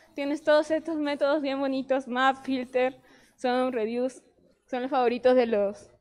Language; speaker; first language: Spanish; native; Spanish